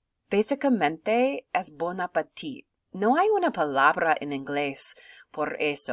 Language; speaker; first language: Spanish; non-native, fluent; English